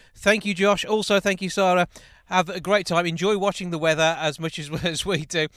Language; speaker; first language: English; native; English